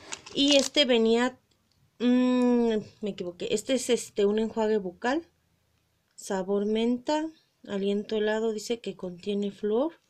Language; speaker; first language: Spanish; native; Spanish